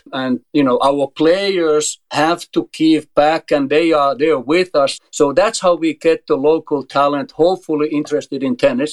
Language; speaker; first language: English; non-native, fluent; Finnish